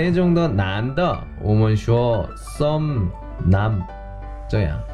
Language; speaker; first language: Chinese; non-native, learner; Korean